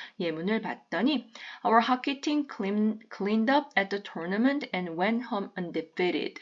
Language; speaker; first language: English; non-native, fluent; Korean